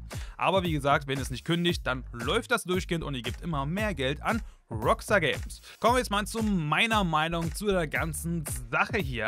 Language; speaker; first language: German; native; German